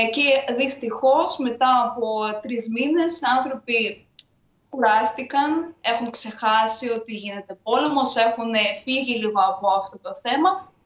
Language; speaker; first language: Greek; non-native, fluent; Ukrainian